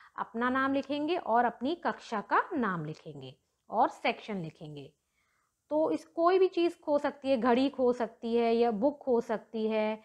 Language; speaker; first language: Hindi; native; Hindi